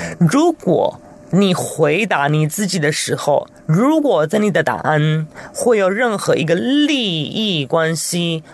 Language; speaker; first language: Chinese; non-native, fluent; Italian